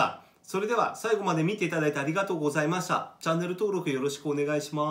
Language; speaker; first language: Japanese; native; Japanese